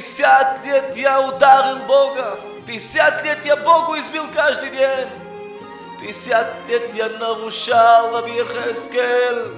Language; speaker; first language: Russian; early bilingual, heritage; Russian